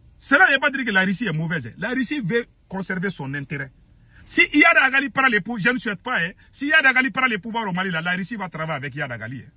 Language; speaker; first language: French; non-native, local second language; Bambara